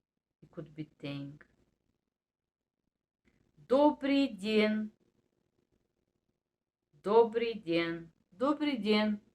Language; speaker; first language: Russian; non-native, fluent; Bulgarian